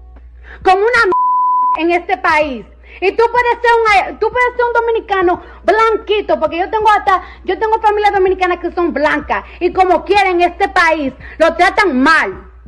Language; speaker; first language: Spanish; early bilingual, heritage; Spanish